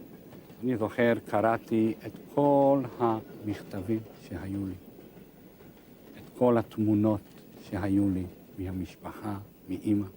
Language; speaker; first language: Hebrew; non-native, fluent; Hungarian